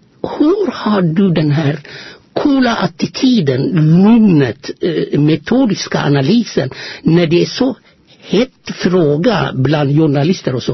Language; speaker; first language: Swedish; non-native, fluent; Amharic